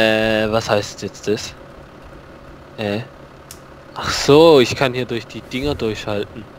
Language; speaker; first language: German; native; German